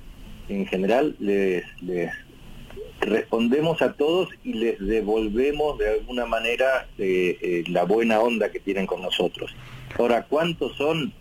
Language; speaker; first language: Spanish; native; Spanish